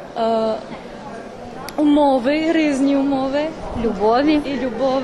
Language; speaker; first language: Ukrainian; non-native, local second language; Serbian